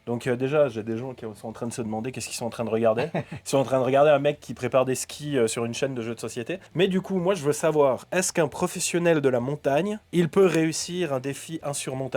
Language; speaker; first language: French; native; French